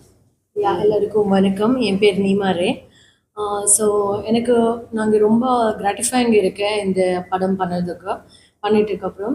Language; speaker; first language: Tamil; non-native, learner; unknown